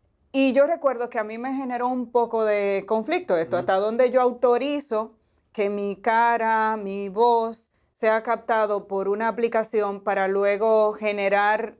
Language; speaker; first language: Spanish; native; Spanish